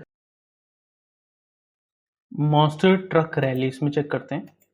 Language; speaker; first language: Hindi; native; Hindi